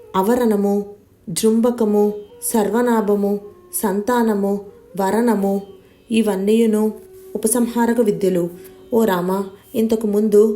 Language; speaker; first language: Telugu; native; Telugu